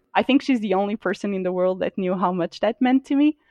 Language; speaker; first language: English; non-native, fluent; Portuguese